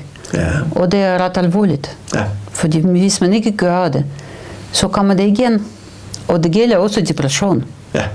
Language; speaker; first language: Danish; non-native, fluent; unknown